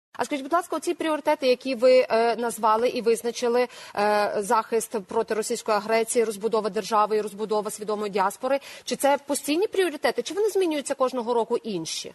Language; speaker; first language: Ukrainian; native; Ukrainian